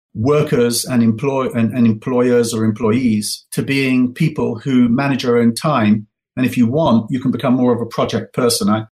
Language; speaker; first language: English; native; English